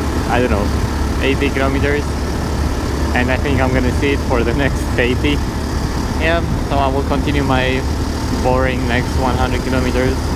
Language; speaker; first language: English; non-native, fluent; Romanian